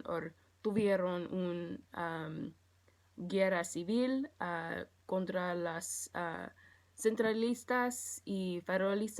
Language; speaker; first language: Spanish; non-native, learner; English